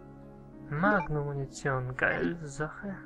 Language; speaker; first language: German; native; German